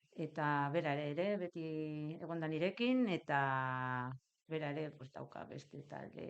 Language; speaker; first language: Basque; non-native, local second language; Spanish